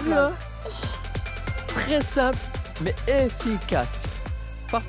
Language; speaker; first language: French; native; French